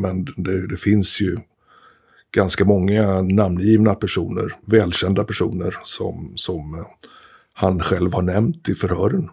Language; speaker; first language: Swedish; native; Swedish